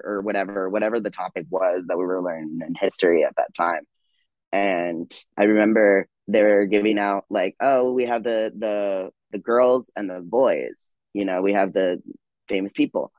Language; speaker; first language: English; native; English